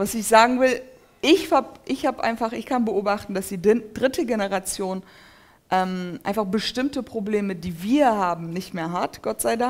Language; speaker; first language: German; early bilingual, other home language; Turkish